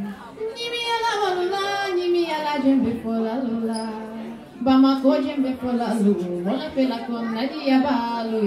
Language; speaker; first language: Russian; native; Russian